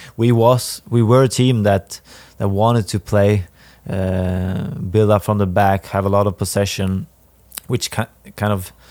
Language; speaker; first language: English; non-native, fluent; Swedish